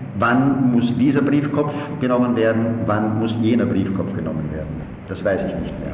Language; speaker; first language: German; native; German